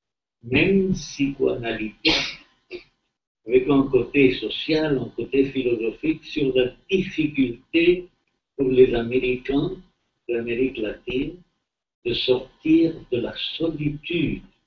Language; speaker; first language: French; non-native, fluent; Spanish